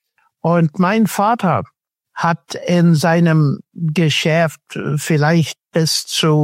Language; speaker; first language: German; non-native, fluent; English